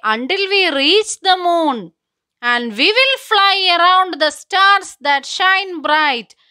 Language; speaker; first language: English; non-native, local second language; Malayalam